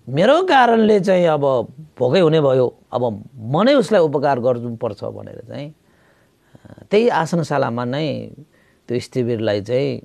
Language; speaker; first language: Nepali; native; Nepali